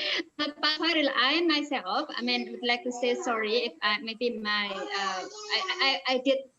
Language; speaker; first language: English; non-native, fluent; Indonesian